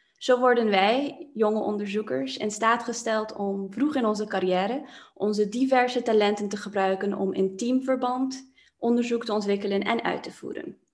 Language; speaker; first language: Dutch; non-native, local second language; Papiamento